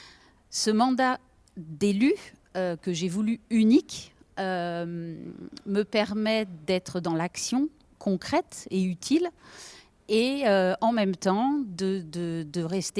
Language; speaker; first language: French; native; French